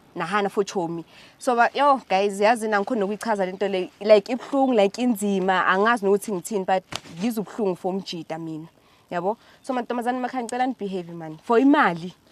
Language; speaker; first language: Zulu; non-native, local second language; Southern Sotho